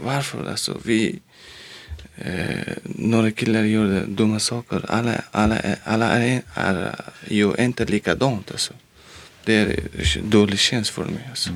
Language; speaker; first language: Swedish; non-native, learner; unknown